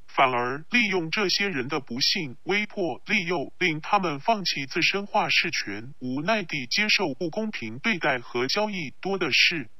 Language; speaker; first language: Chinese; non-native, local second language; Cantonese